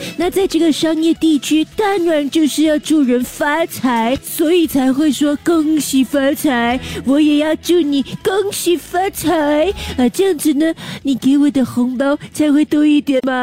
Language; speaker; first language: Chinese; native; Chinese